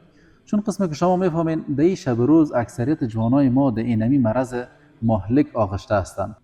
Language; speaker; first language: Persian; native; Persian